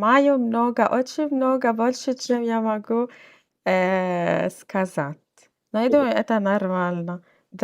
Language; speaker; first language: Russian; non-native, learner; Arabic